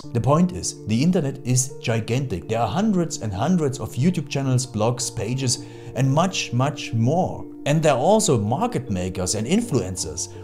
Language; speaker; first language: English; non-native, fluent; German